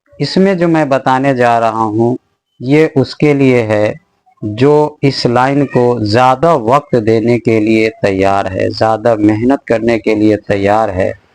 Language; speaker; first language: Urdu; native; Urdu